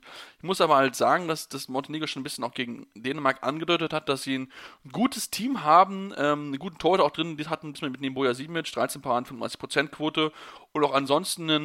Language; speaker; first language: German; native; German